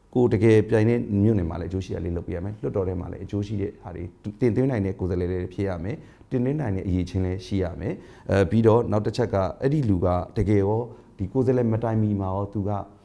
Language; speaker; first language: Burmese; native; Burmese